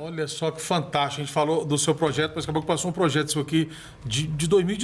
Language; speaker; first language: Portuguese; native; Portuguese